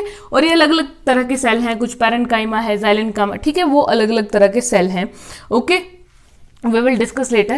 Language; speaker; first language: Hindi; native; Hindi